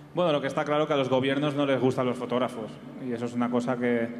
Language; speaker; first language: Spanish; native; Spanish